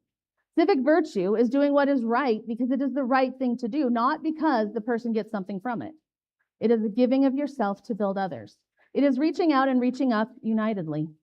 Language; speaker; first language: English; native; English